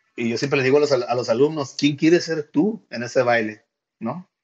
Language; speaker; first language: Spanish; native; Spanish